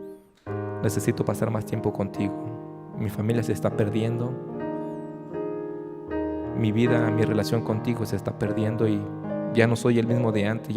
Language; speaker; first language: Spanish; native; Spanish